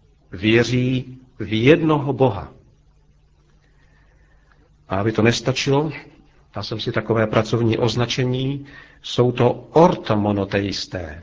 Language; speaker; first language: Czech; native; Czech